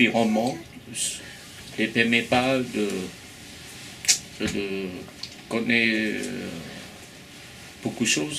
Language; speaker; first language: French; non-native, fluent; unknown